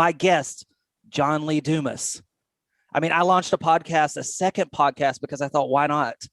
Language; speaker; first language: English; native; English